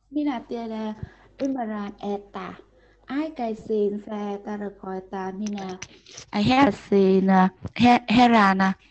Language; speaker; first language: Finnish; non-native, learner; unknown